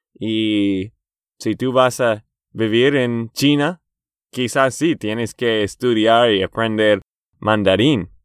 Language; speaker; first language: Spanish; non-native, fluent; English